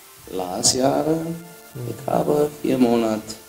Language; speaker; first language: German; non-native, learner; English